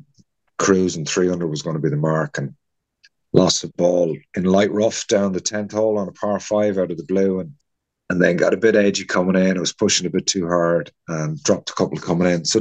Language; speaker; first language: English; native; English